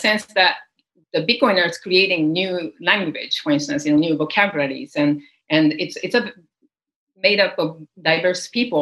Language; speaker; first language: English; non-native, fluent; Japanese